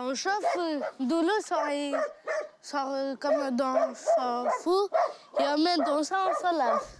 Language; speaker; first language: French; non-native, learner; Romanian